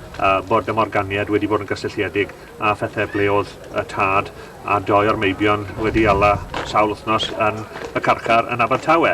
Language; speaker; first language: Welsh; native; Welsh